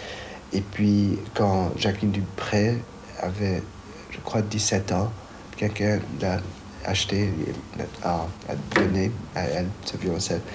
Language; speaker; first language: French; non-native, fluent; Chinese